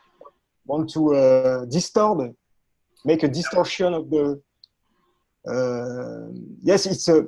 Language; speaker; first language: English; non-native, learner; French